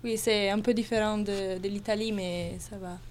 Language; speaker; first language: French; non-native, learner; Italian